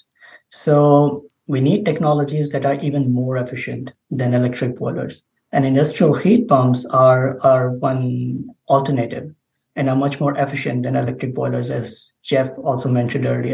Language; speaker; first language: English; non-native, local second language; Urdu